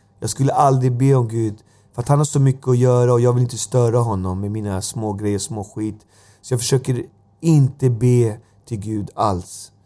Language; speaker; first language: Swedish; native; Swedish